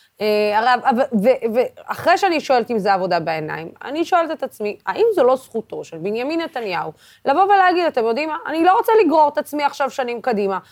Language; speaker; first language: Hebrew; non-native, local second language; Arabic